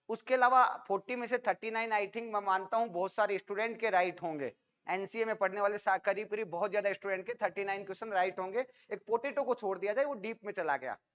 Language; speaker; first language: Hindi; native; Hindi